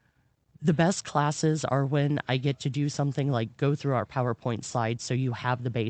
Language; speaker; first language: English; native; English